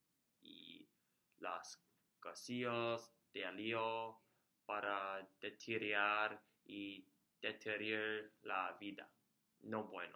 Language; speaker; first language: Spanish; non-native, learner; English